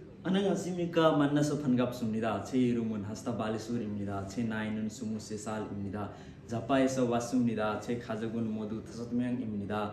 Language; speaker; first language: Korean; non-native, learner; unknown